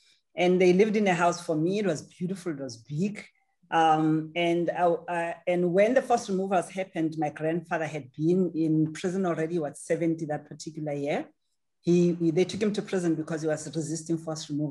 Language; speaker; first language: English; non-native, local second language; Tswana